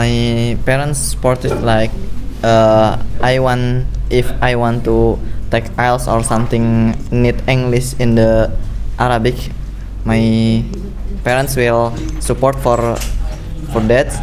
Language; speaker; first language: English; non-native, learner; Indonesian